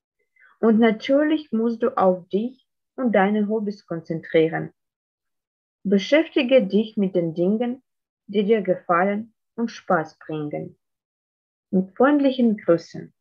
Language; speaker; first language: German; non-native, fluent; Russian